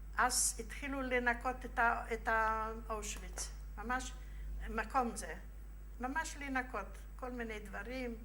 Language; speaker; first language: Hebrew; non-native, fluent; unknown